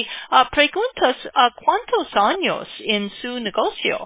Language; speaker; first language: Spanish; non-native, learner; English